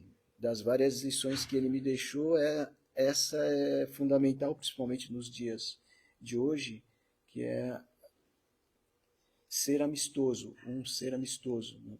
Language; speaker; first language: Portuguese; native; Portuguese